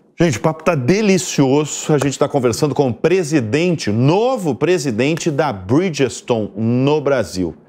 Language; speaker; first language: Portuguese; native; Portuguese